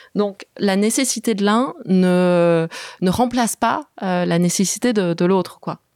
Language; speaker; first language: French; early bilingual, other home language; Chinese